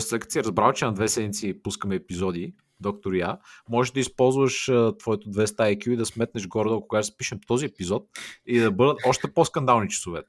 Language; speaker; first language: Bulgarian; native; Bulgarian